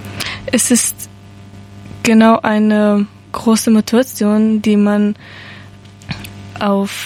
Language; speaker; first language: German; non-native, learner; Persian